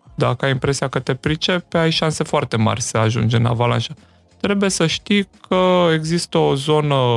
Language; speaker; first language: Romanian; native; Romanian